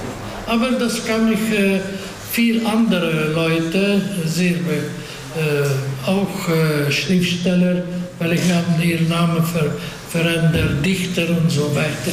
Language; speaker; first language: German; non-native, fluent; Hungarian